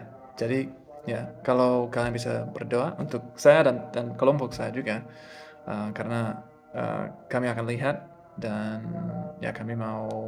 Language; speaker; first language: Indonesian; non-native, fluent; English